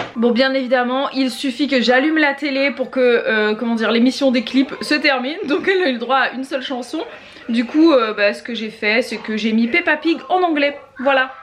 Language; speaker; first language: French; native; French